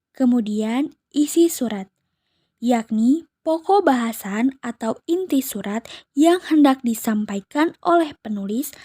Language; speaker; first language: Indonesian; native; Indonesian